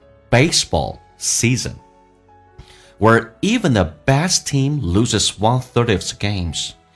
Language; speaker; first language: English; non-native, fluent; Chinese